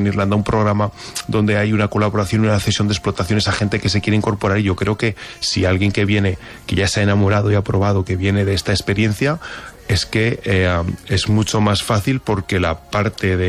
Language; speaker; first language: Spanish; native; Spanish